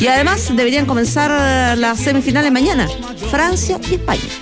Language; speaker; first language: Spanish; native; Spanish